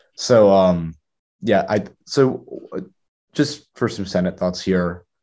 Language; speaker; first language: English; native; English